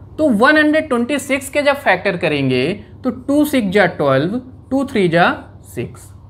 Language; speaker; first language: Hindi; native; Hindi